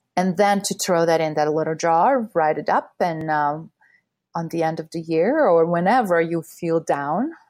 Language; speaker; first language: English; non-native, fluent; Bosnian